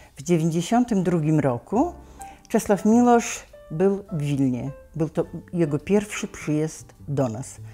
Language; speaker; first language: Polish; native; Polish